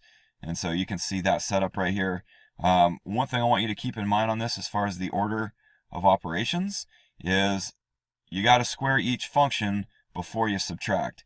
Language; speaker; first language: English; native; English